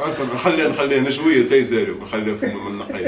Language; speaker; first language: Arabic; native; Arabic